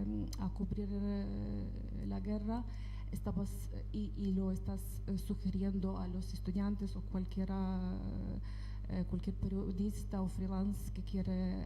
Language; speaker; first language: Spanish; non-native, fluent; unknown